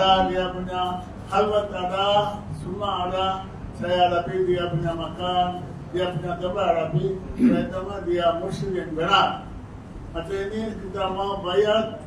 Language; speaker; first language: Indonesian; non-native, learner; Tamil